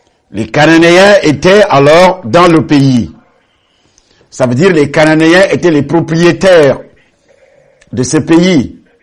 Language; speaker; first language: French; non-native, local second language; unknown